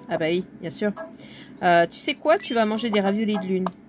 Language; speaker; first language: French; native; French